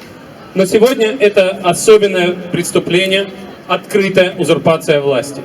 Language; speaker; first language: Russian; native; Russian